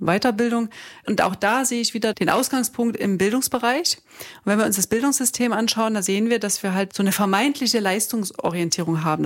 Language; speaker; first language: German; native; German